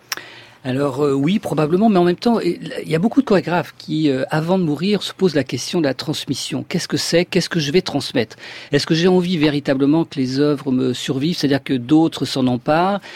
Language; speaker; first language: French; native; French